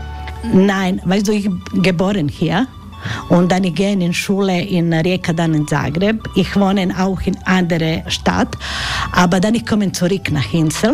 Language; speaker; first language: German; non-native, learner; Croatian